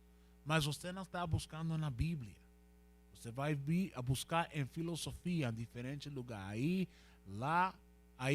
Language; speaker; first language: Portuguese; non-native, learner; Spanish